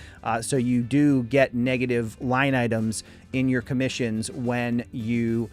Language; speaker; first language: English; native; English